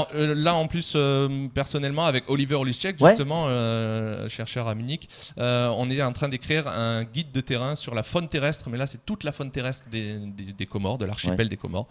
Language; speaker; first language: French; native; French